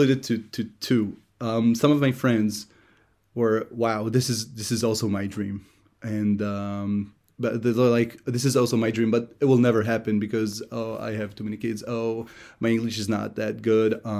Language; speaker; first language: English; non-native, fluent; Hebrew